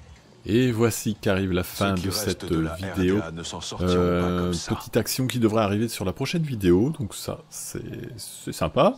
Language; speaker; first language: French; native; French